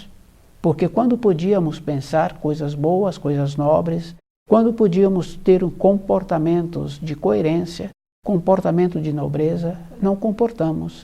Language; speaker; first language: Portuguese; native; Portuguese